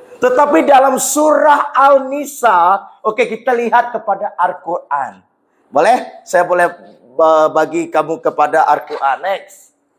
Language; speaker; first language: Malay; non-native, local second language; Iban